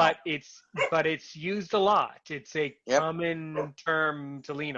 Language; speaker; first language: English; native; English